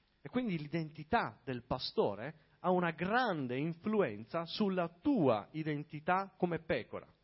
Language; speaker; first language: Italian; native; Italian